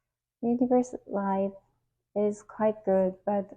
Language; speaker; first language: English; non-native, learner; Korean